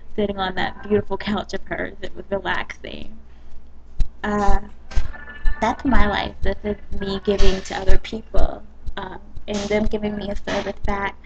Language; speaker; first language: English; native; English